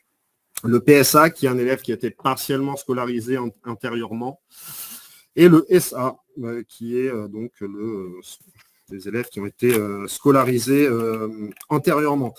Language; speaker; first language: French; native; French